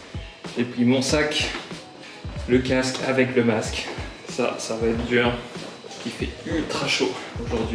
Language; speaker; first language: French; native; French